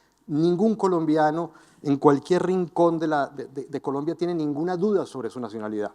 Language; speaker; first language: Spanish; native; Spanish